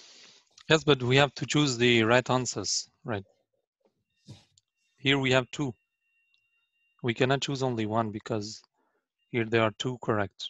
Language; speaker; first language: English; non-native, learner; Arabic